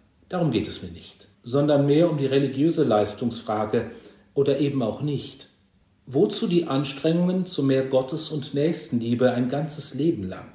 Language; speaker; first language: German; native; German